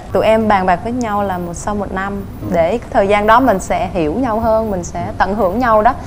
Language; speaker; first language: Vietnamese; native; Vietnamese